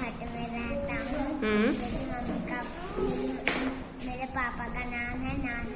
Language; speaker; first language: Hindi; non-native, local second language; Kashmiri